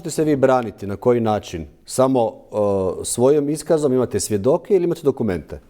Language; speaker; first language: Croatian; native; Croatian